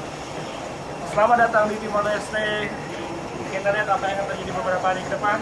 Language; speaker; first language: Indonesian; native; Indonesian